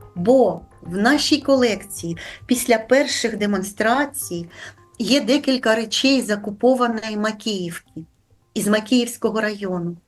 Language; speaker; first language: Ukrainian; native; Ukrainian